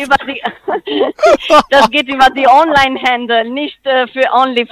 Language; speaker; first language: German; non-native, learner; Spanish